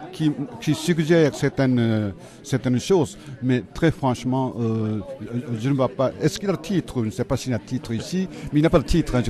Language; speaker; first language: French; non-native, fluent; Japanese